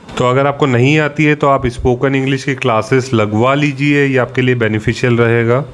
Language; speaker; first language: Hindi; native; Hindi